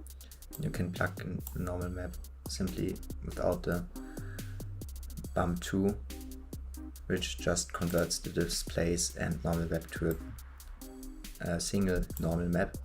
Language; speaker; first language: English; non-native, fluent; German